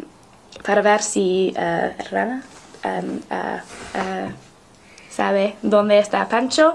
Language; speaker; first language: Spanish; non-native, learner; English